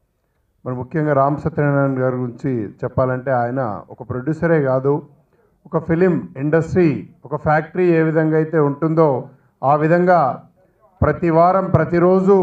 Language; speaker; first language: Telugu; native; Telugu